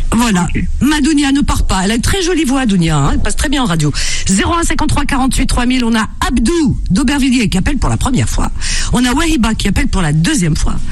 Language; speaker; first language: French; native; French